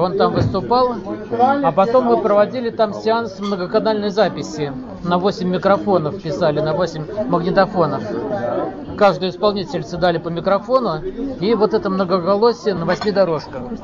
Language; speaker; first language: Russian; native; Russian